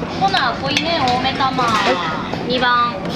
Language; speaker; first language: Japanese; native; Japanese